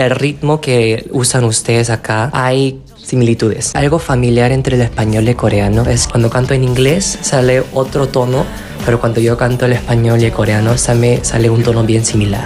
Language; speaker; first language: Spanish; non-native, fluent; Korean